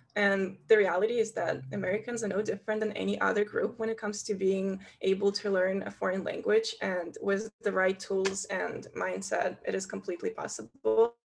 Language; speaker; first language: English; non-native, fluent; Ukrainian